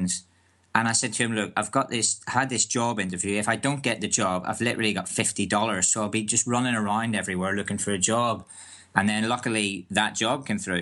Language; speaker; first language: English; native; English